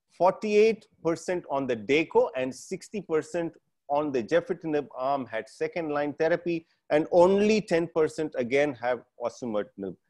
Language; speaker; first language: English; non-native, local second language; Tamil